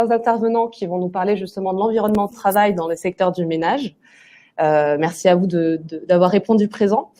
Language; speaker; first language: French; native; French